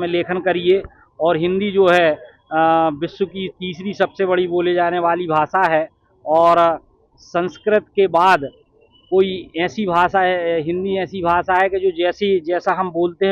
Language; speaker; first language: Hindi; native; Hindi